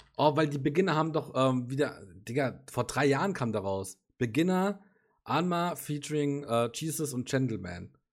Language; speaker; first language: German; native; German